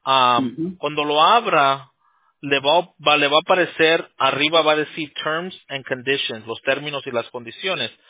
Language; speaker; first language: Spanish; early bilingual, heritage; Spanish